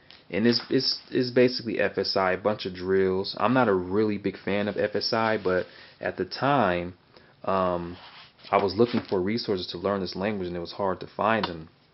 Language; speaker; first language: English; native; English